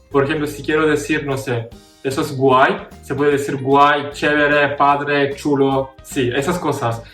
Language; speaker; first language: Spanish; non-native, fluent; Turkish